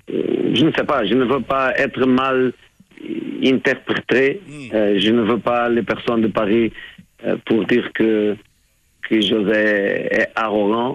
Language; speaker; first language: French; non-native, fluent; Portuguese